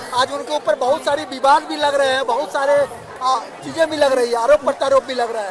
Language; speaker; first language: Hindi; native; Hindi